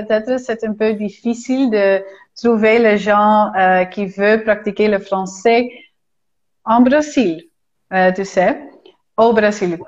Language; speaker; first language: French; non-native, fluent; Dutch